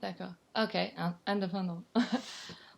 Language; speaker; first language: French; non-native, learner; English